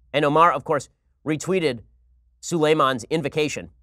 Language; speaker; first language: English; native; English